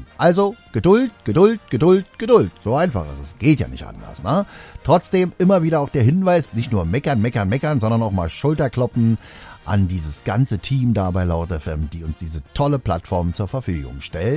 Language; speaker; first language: German; native; German